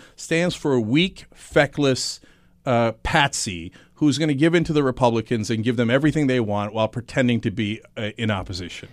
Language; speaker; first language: English; native; English